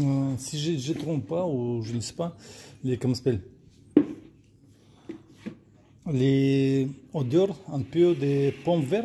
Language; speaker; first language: French; non-native, learner; Russian